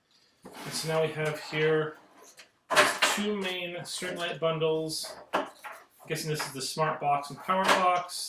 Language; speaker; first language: English; native; English